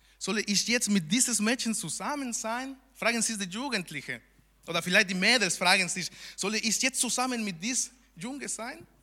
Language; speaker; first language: German; non-native, fluent; Spanish